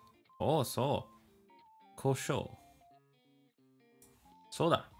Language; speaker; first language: Japanese; non-native, learner; English